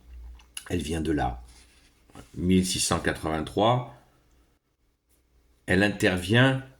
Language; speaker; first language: French; native; French